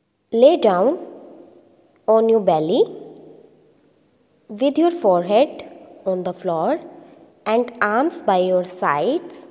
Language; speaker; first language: English; non-native, local second language; Hindi